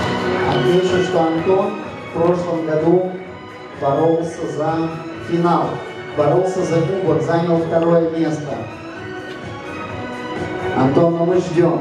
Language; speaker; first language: Russian; native; Russian